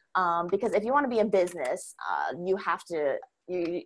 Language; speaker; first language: English; non-native, fluent; Chinese